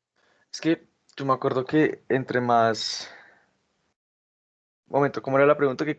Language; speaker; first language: Spanish; native; Spanish